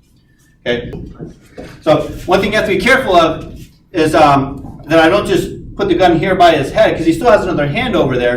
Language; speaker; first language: English; native; English